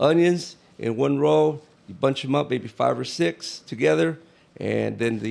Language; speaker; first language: English; native; English